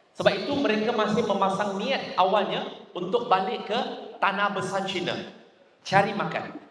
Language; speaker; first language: Malay; non-native, local second language; Chinese